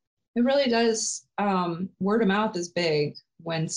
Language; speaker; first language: English; native; English